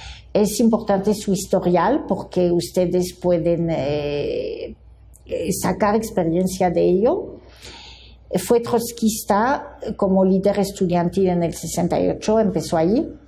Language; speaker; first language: Spanish; non-native, fluent; French